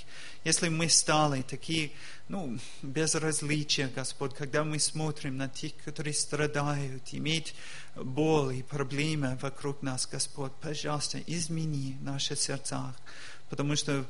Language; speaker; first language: Russian; non-native, learner; English